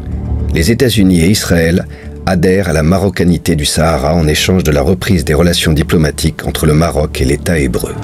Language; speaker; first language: French; native; French